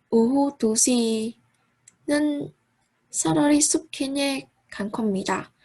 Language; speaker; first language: Korean; non-native, fluent; Vietnamese